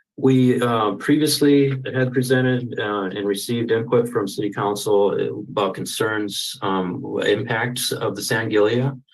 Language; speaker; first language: English; native; English